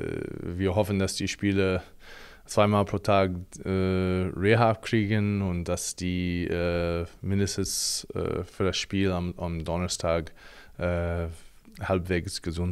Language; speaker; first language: German; non-native, fluent; English